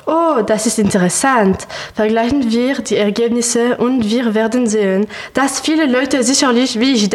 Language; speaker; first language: German; non-native, learner; French